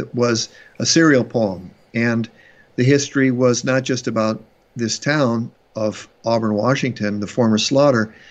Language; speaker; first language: English; native; English